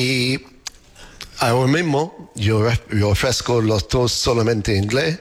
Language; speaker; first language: Spanish; non-native, learner; English